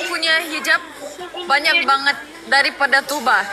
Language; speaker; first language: Indonesian; non-native, learner; Turkish